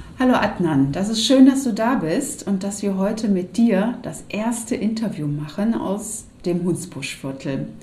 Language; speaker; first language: German; native; German